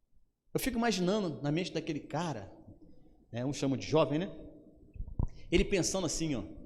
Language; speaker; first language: Portuguese; native; Portuguese